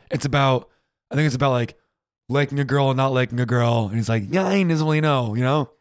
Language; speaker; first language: English; native; English